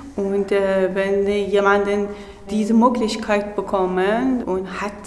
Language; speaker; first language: German; non-native, learner; Persian